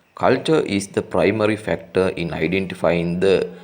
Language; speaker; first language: English; non-native, local second language; Sinhala